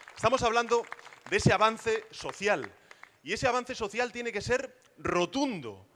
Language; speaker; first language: Spanish; native; Spanish